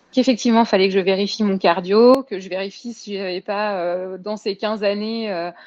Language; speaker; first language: French; native; French